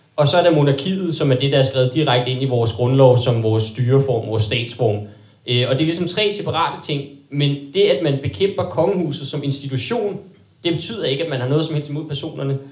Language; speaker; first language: Danish; native; Danish